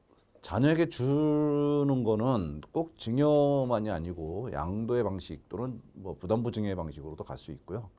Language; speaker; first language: Korean; native; Korean